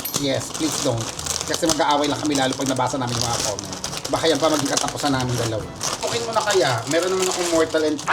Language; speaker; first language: Filipino; non-native, local second language; Pampanga